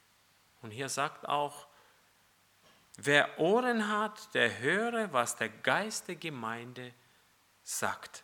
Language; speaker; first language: German; non-native, fluent; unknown